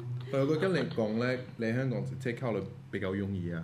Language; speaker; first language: Cantonese; non-native, fluent; French